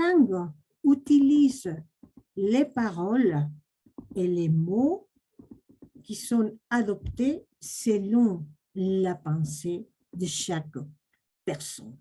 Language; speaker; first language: French; non-native, fluent; Spanish